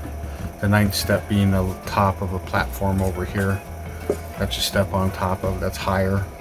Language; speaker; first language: English; native; English